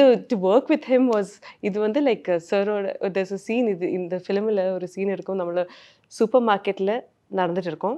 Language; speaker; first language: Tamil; non-native, learner; Malayalam